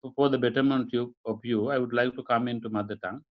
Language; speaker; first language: English; non-native, local second language; Sinhala